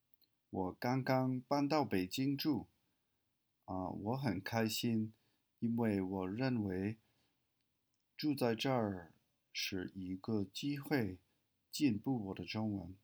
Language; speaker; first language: Chinese; non-native, fluent; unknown